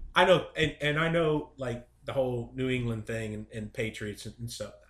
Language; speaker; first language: English; native; English